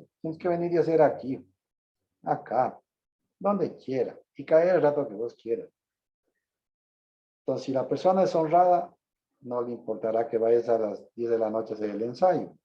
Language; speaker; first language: Spanish; native; Spanish